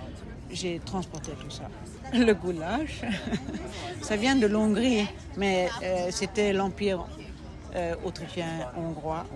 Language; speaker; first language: French; non-native, fluent; German